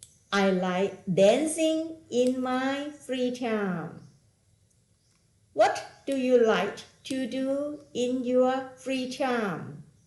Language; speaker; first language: English; non-native, fluent; Thai